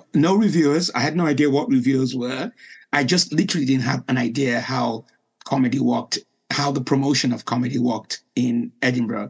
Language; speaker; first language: English; non-native, local second language; Yoruba